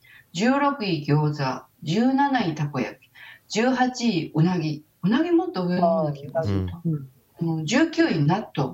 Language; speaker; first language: Japanese; native; Japanese